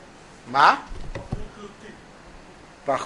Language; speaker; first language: Hebrew; non-native, fluent; English